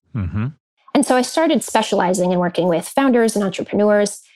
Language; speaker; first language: English; native; English